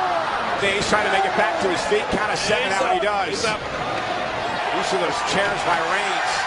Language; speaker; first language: English; native; English